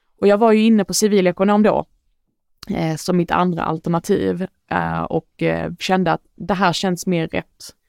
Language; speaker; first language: Swedish; early bilingual, other home language; Arabic